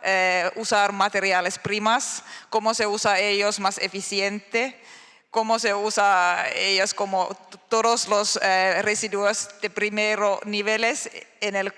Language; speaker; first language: Spanish; non-native, learner; Finnish